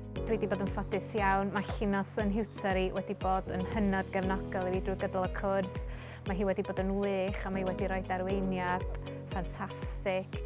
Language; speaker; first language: Welsh; native; Welsh